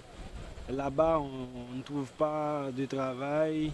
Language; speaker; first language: French; non-native, local second language; Haitian Creole